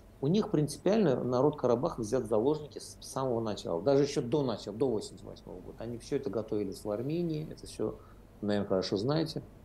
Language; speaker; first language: Russian; non-native, local second language; Azerbaijani